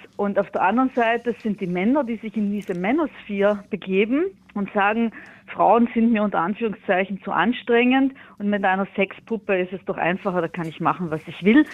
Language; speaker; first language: German; native; German